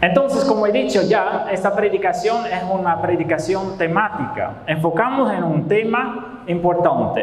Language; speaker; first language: Spanish; non-native, fluent; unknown